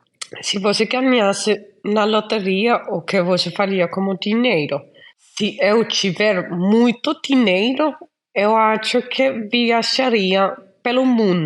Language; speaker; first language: Portuguese; non-native, learner; Danish